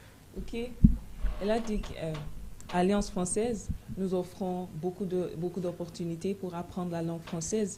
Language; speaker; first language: French; non-native, fluent; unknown